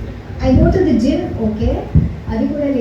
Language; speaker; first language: Telugu; non-native, learner; Hindi